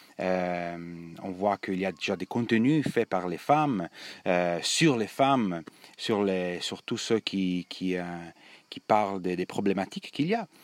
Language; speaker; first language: French; non-native, learner; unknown